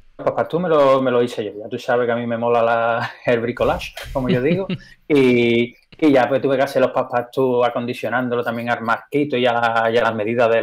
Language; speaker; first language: Spanish; native; Spanish